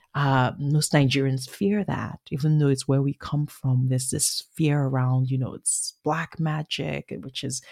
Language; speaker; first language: English; non-native, local second language; Igbo